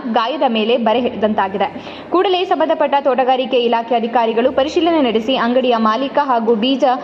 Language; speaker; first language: Kannada; native; Kannada